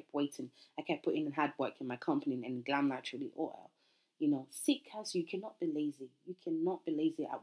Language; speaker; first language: English; non-native, local second language; Yoruba